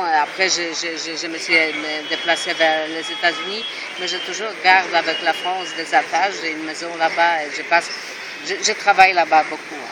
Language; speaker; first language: French; non-native, fluent; Polish